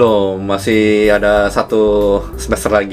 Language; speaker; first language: Indonesian; early bilingual, other home language; Korean